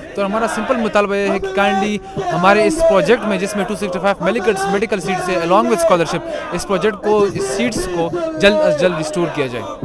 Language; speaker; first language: Urdu; non-native, local second language; Pashto